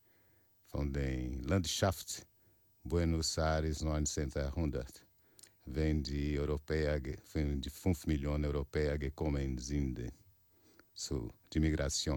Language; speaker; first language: German; non-native, learner; Portuguese